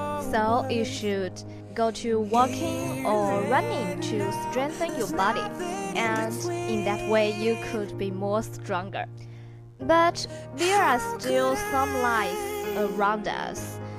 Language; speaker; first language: English; non-native, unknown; Chinese